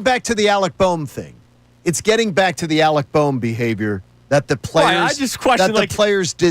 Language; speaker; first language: English; native; English